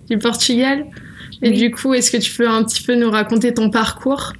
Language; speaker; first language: French; native; French